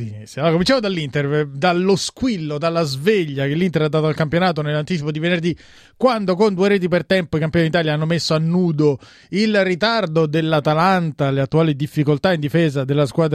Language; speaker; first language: Italian; native; Italian